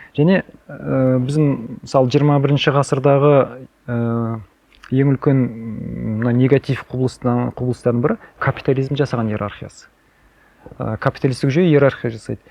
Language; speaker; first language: Kazakh; native; Kazakh